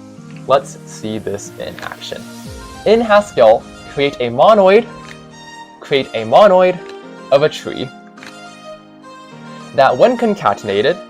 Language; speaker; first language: English; native; English